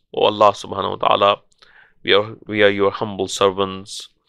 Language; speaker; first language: English; non-native, local second language; Urdu